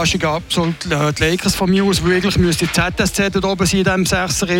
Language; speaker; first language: German; native; German